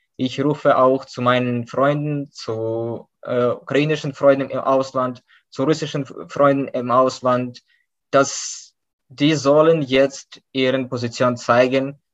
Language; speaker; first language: German; non-native, fluent; Ukrainian